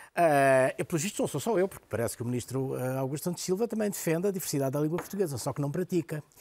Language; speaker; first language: Portuguese; native; Portuguese